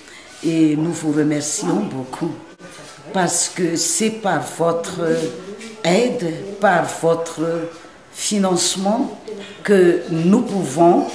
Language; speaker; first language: French; non-native, local second language; Malagasy